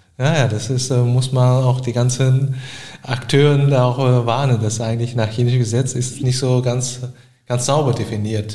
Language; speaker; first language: German; non-native, fluent; Chinese